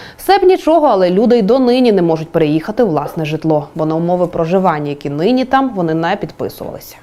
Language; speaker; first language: Ukrainian; native; Ukrainian